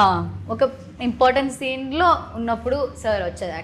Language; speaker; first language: Telugu; non-native, learner; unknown